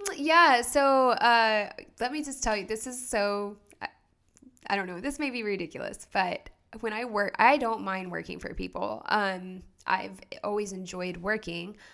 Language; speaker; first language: English; native; English